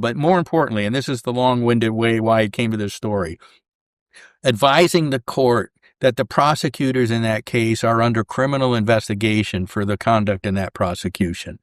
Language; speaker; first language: English; native; English